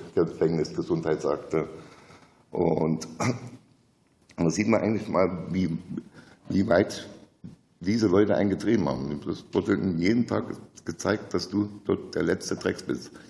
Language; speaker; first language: German; native; German